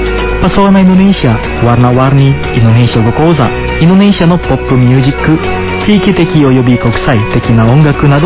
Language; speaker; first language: Japanese; non-native, fluent; Indonesian